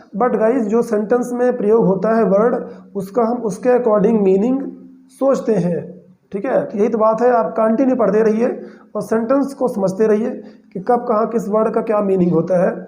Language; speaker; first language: Hindi; native; Hindi